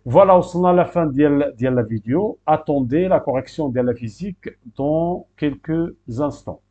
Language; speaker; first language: French; non-native, local second language; Arabic